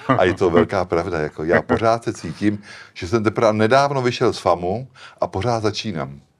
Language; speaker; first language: Czech; native; Czech